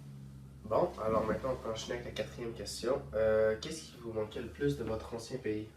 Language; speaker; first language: French; native; French